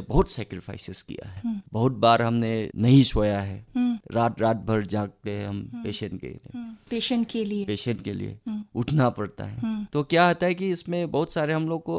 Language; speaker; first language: Hindi; non-native, local second language; Manipuri